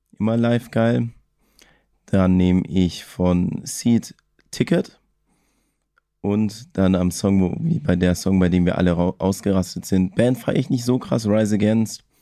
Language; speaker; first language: German; native; German